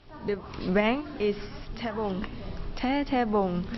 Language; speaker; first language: French; non-native, learner; Khmer